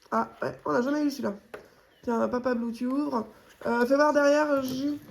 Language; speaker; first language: French; native; French